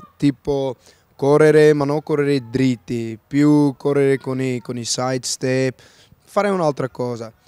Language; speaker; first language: Italian; non-native, learner; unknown